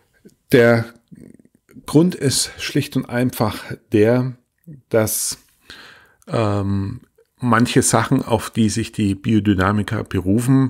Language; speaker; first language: German; native; German